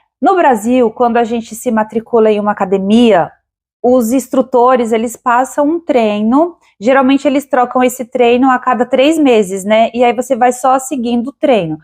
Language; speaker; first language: Portuguese; native; Portuguese